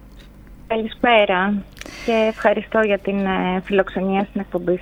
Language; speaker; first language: Greek; native; Greek